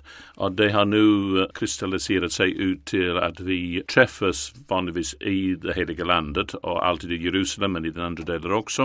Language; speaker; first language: Swedish; non-native, fluent; English